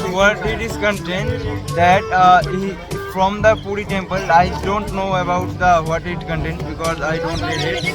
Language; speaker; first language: English; non-native, learner; Bangla